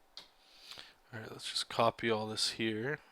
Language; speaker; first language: English; native; English